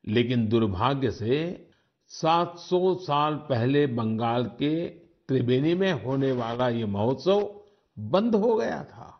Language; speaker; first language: Hindi; non-native, local second language; Gujarati